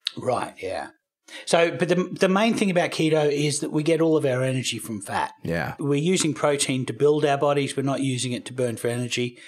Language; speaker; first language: English; native; English